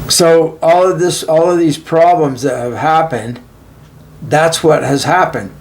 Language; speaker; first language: English; native; English